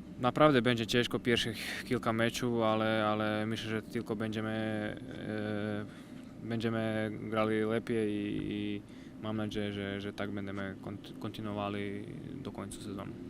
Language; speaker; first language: Polish; non-native, learner; Croatian